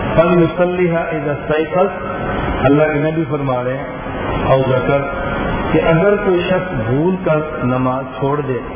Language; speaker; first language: Urdu; native; Urdu